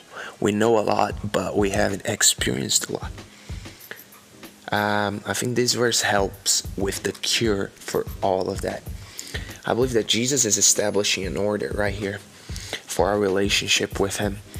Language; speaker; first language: English; non-native, fluent; Portuguese